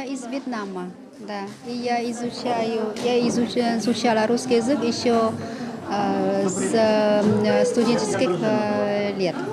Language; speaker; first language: Russian; non-native, learner; Vietnamese